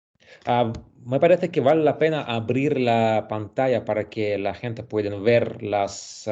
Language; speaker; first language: Spanish; non-native, learner; Russian